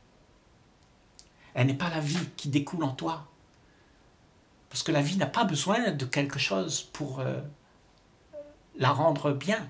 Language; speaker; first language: French; native; French